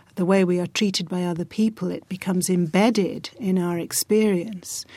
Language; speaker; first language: English; native; English